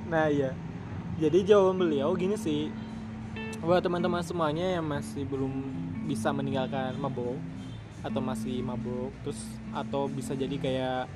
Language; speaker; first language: Indonesian; native; Indonesian